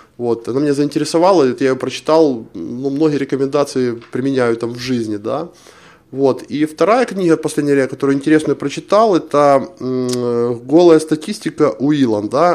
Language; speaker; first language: Russian; non-native, local second language; Ukrainian